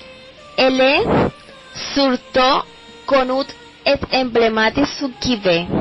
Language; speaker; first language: French; non-native, learner; Spanish